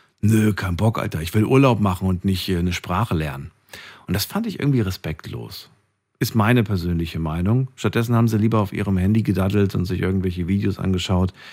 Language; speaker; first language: German; native; German